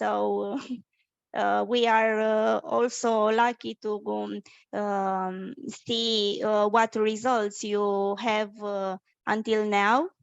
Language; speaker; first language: English; non-native, fluent; Romanian